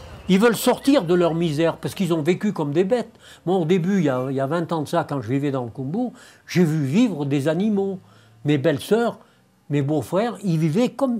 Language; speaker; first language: French; native; French